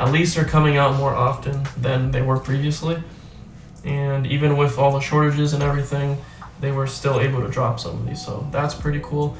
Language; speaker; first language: English; native; English